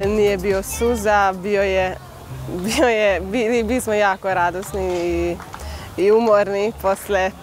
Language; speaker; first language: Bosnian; non-native, local second language; Hungarian